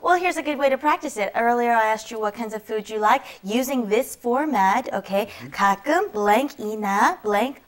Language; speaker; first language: English; native; English